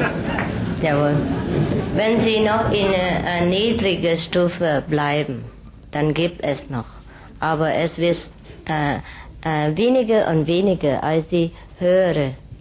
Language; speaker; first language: German; non-native, fluent; Vietnamese